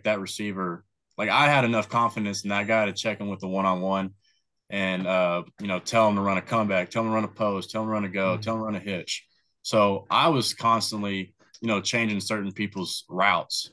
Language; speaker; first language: English; native; English